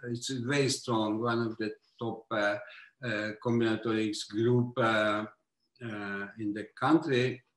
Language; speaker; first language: English; non-native, fluent; Hungarian